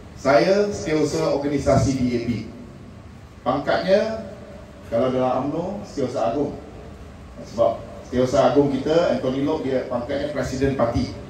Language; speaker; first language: Malay; non-native, local second language; Min Nan Chinese